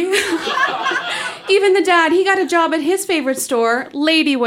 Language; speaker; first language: English; native; English